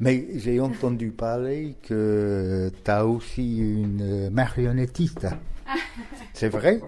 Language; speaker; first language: French; non-native, learner; English